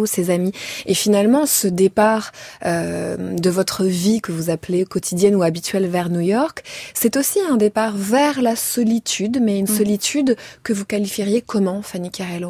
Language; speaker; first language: French; native; French